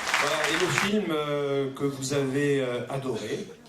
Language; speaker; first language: French; native; French